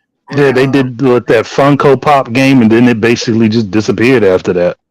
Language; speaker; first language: English; native; English